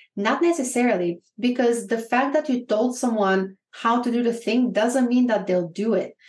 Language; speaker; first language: English; non-native, fluent; Bulgarian